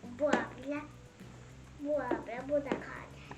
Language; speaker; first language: Turkish; early bilingual, heritage; Turkish